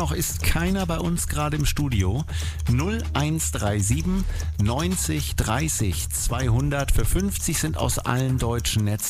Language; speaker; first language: German; native; German